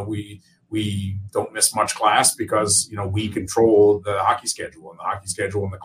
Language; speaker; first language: English; native; English